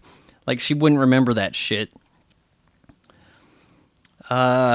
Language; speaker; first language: English; native; English